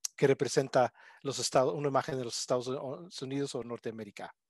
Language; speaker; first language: Spanish; non-native, fluent; English